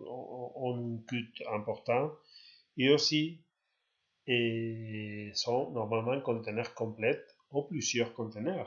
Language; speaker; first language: French; non-native, learner; Spanish